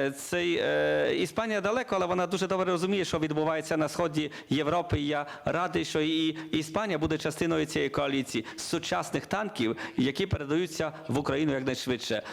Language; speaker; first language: Ukrainian; non-native, learner; Polish